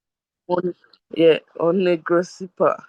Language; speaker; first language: French; non-native, learner; English